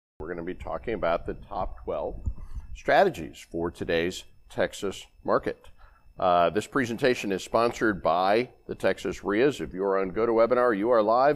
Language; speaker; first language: English; native; English